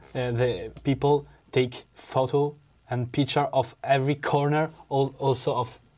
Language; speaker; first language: English; non-native, learner; Italian